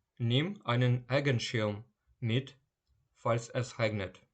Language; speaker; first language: German; non-native, fluent; Ukrainian